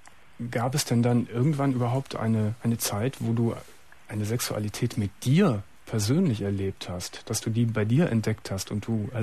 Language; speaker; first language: German; native; German